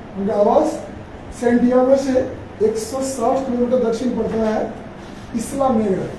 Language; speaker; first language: Hindi; native; Hindi